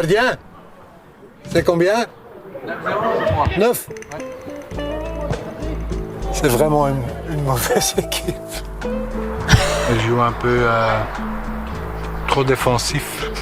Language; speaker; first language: French; non-native, local second language; Dutch